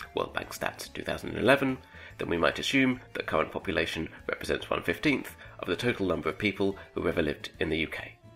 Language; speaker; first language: English; native; English